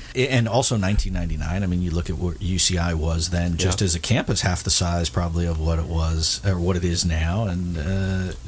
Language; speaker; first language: English; native; English